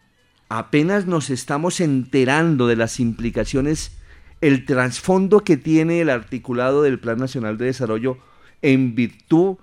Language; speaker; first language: Spanish; native; Spanish